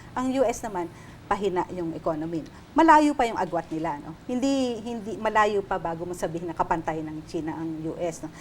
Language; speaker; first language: Filipino; native; Filipino